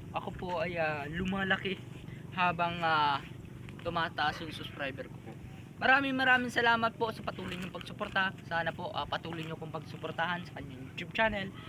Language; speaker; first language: Filipino; non-native, local second language; Bikol